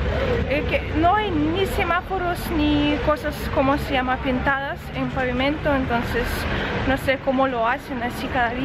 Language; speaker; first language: Spanish; non-native, fluent; Russian